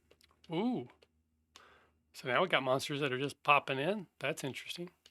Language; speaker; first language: English; native; English